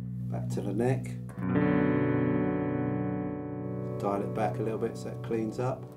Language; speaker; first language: English; native; English